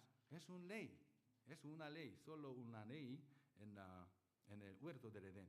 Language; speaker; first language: Spanish; non-native, learner; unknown